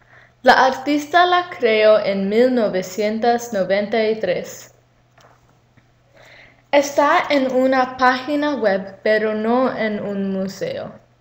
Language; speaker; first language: Spanish; non-native, learner; English